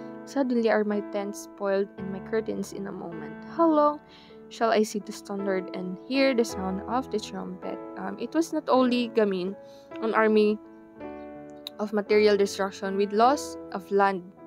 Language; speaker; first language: English; non-native, local second language; Iloko